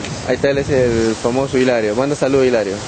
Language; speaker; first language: Spanish; native; Spanish